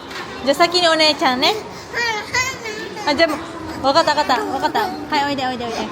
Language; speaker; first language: Japanese; non-native, fluent; Filipino